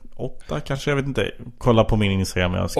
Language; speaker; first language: Swedish; native; Swedish